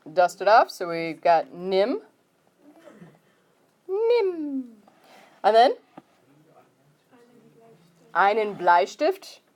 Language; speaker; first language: German; non-native, fluent; English